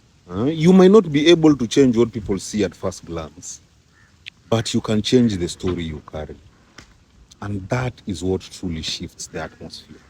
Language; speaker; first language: English; non-native, local second language; Swahili